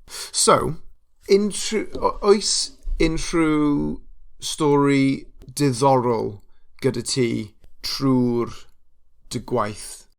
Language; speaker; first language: Welsh; non-native, local second language; English